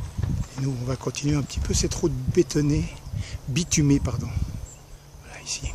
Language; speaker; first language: French; native; French